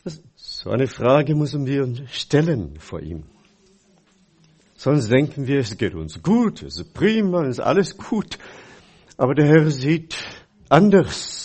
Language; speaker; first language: German; non-native, fluent; Chinese